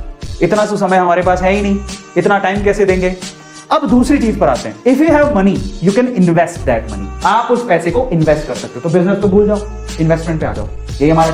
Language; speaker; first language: Hindi; native; Hindi